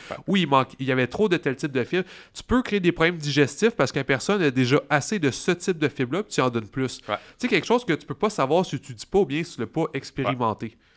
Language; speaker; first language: French; native; French